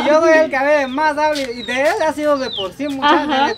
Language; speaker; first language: Spanish; native; Spanish